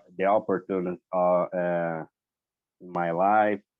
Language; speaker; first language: English; non-native, learner; Portuguese